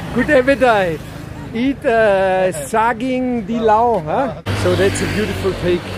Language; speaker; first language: English; non-native, fluent; German